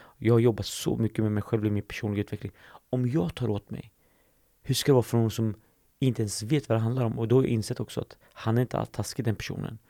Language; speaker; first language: Swedish; early bilingual, other home language; Assyrian Neo-Aramaic